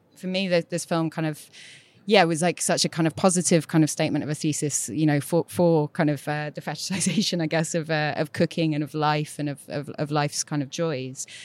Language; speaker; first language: English; native; English